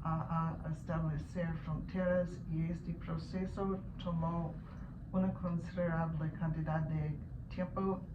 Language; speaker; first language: Spanish; non-native, learner; English